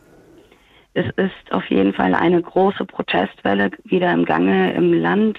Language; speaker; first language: German; early bilingual, other home language; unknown